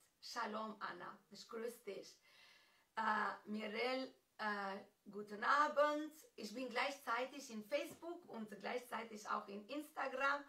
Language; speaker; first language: German; non-native, fluent; Albanian